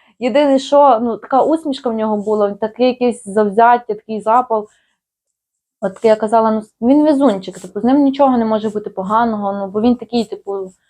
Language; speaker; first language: Ukrainian; native; Ukrainian